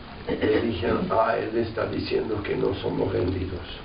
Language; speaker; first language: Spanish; non-native, fluent; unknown